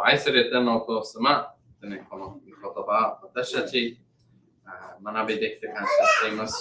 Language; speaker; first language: Japanese; non-native, learner; English